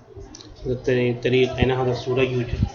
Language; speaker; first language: Arabic; non-native, learner; Urdu